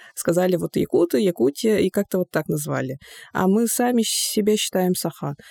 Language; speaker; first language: Russian; non-native, local second language; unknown